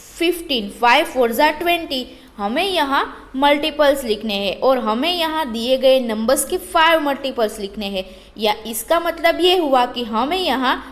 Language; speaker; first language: Hindi; non-native, local second language; Gujarati